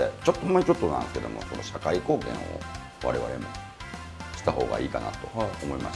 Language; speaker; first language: Japanese; native; Japanese